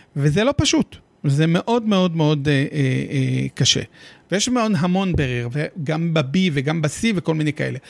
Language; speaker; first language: Hebrew; native; Hebrew